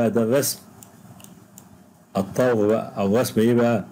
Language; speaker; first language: Arabic; native; Arabic